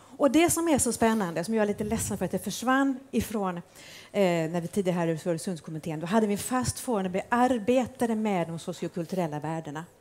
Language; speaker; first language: Swedish; native; Swedish